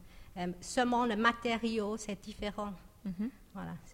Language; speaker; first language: French; non-native, learner; Chinese